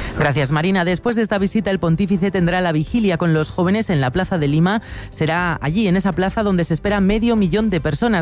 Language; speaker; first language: Spanish; native; Spanish